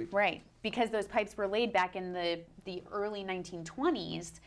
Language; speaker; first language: English; native; English